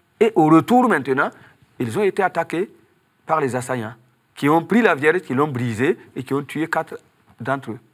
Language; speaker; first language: French; non-native, local second language; Mossi